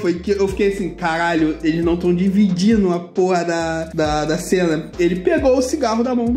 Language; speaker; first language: Portuguese; native; Portuguese